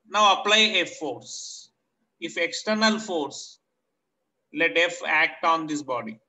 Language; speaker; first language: English; non-native, local second language; Telugu